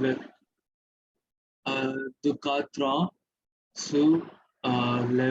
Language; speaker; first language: French; non-native, learner; Bangla